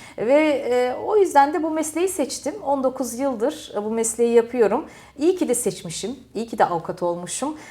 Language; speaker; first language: Turkish; early bilingual, heritage; Turkish